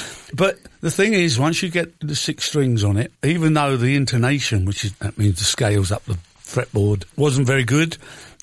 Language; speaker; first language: English; native; English